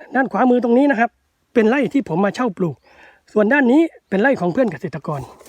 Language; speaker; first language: Thai; native; Thai